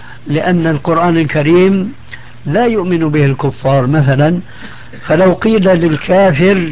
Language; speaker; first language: Arabic; native; Arabic